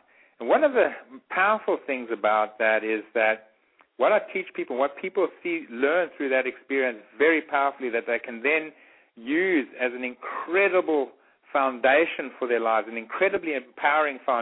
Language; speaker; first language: English; native; English